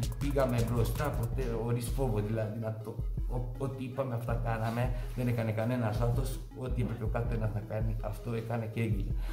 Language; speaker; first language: Greek; non-native, fluent; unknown